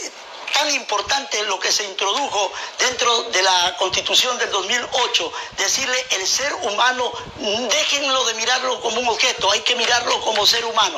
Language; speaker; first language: Spanish; native; Spanish